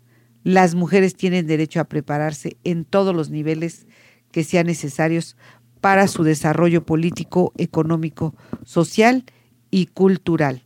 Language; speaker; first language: Spanish; native; Spanish